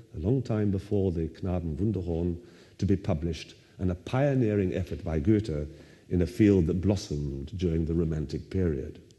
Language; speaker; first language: English; native; English